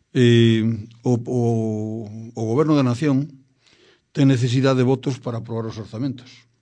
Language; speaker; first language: Galician; native; Galician